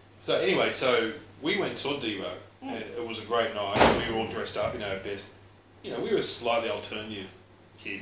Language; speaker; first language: English; native; English